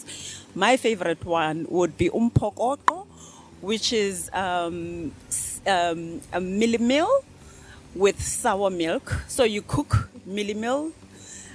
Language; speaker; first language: English; non-native, local second language; Xhosa